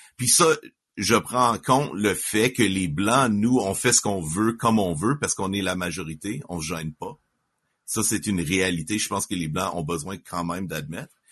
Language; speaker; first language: French; native; French